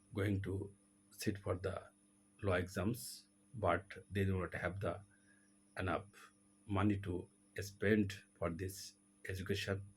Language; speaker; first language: English; non-native, local second language; Bangla